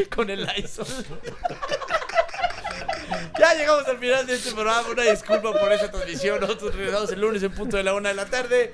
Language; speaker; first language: Spanish; native; Spanish